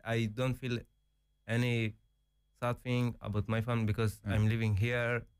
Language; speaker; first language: Dutch; non-native, learner; Persian